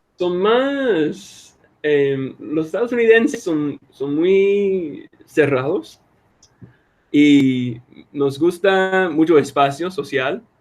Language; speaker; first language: Spanish; non-native, fluent; English